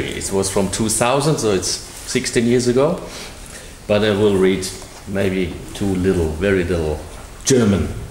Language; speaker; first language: English; non-native, fluent; German